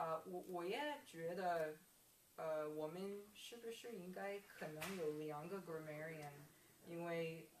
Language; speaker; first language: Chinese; non-native, learner; English